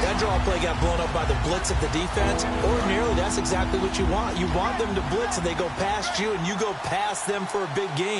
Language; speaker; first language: English; native; English